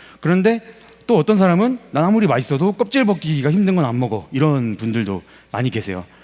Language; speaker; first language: Korean; native; Korean